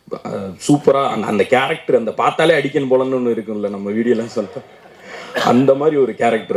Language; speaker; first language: Tamil; native; Tamil